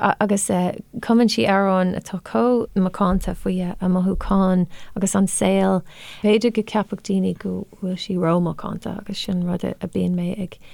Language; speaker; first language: Irish; non-native, local second language; English